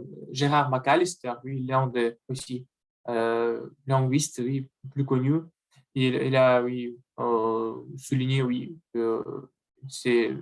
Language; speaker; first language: French; non-native, learner; Russian